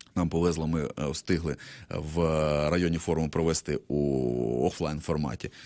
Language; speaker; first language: Ukrainian; native; Ukrainian